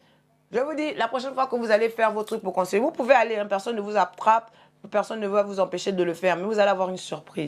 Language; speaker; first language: French; native; French